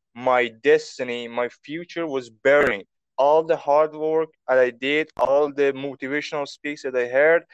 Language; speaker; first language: English; non-native, fluent; Persian